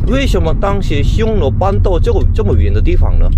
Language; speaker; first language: Chinese; non-native, fluent; Korean